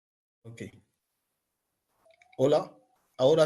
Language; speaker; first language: Spanish; non-native, learner; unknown